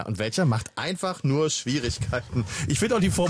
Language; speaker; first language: German; native; German